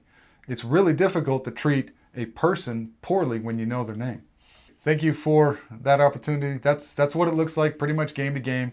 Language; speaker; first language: English; native; English